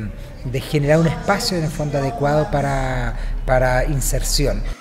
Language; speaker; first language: Spanish; native; Spanish